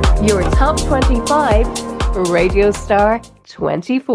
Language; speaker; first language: English; native; English